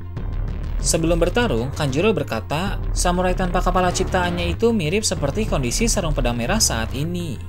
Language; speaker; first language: Indonesian; native; Indonesian